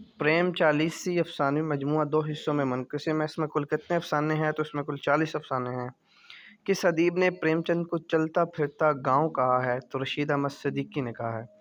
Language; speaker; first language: Urdu; native; Urdu